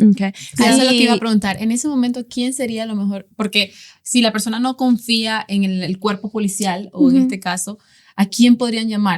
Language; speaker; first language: Spanish; native; Spanish